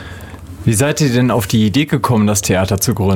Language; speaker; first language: German; native; German